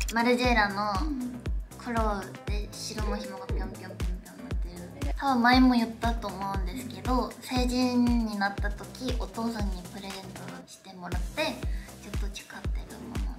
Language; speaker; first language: Japanese; non-native, fluent; Korean